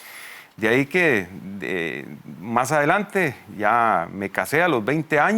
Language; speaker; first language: Spanish; native; Spanish